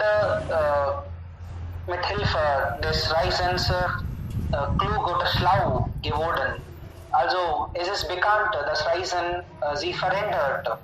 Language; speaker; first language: German; non-native, learner; Hindi